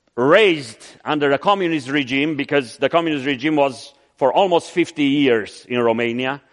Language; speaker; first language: English; non-native, fluent; Romanian